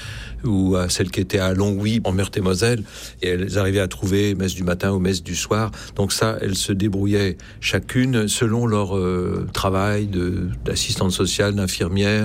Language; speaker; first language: French; native; French